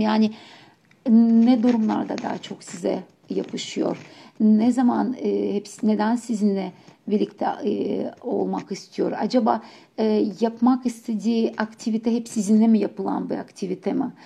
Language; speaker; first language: Turkish; non-native, fluent; Russian